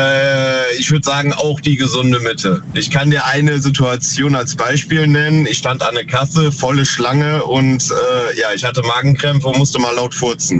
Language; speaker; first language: German; native; German